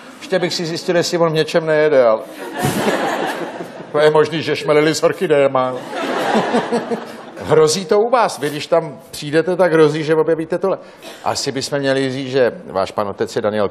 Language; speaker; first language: Czech; native; Czech